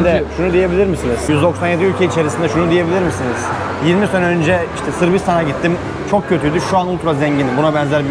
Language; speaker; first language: Turkish; native; Turkish